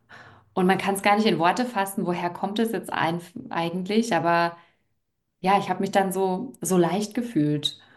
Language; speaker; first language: German; native; German